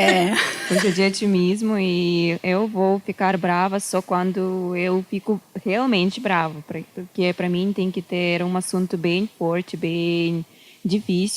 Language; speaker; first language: Portuguese; non-native, learner; Russian